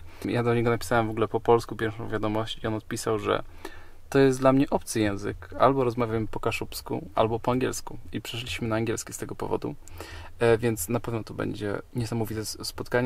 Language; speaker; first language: Polish; native; Polish